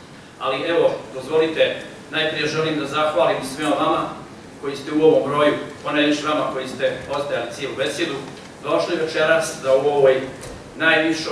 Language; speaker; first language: Serbian; native; Serbian